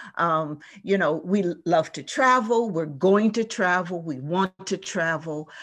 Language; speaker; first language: English; native; English